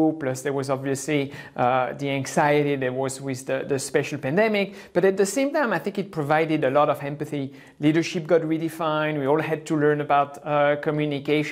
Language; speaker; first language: English; non-native, fluent; French